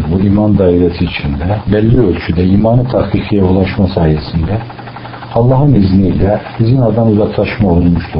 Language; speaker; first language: Turkish; native; Turkish